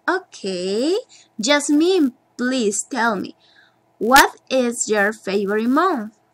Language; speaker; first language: English; non-native, learner; Spanish